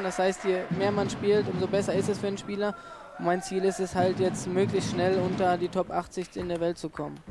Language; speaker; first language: German; native; German